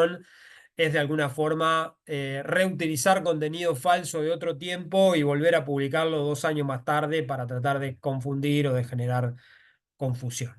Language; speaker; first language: Spanish; native; Spanish